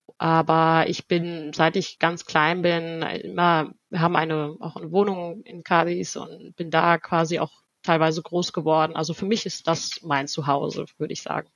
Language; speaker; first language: German; native; German